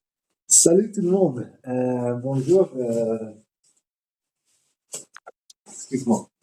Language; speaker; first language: French; non-native, learner; English